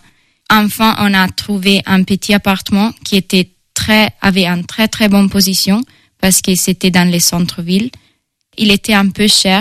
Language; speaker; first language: French; non-native, fluent; Italian